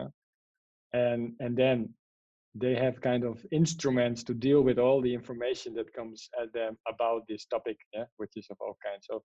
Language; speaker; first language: English; non-native, fluent; Dutch